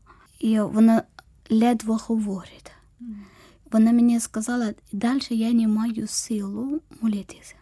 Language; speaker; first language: Ukrainian; non-native, learner; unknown